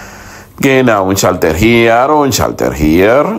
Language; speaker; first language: German; non-native, learner; Spanish